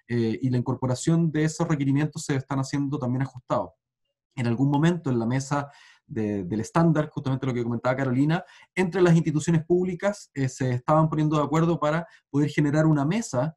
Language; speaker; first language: Spanish; native; Spanish